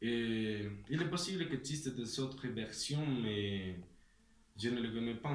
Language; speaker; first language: French; non-native, learner; Spanish